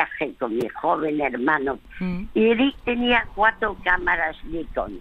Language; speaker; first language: Spanish; early bilingual, other home language; French